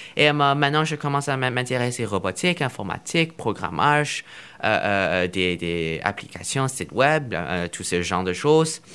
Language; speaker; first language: French; non-native, fluent; Chinese